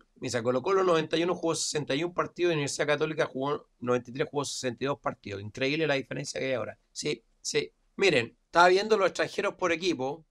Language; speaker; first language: Spanish; native; Spanish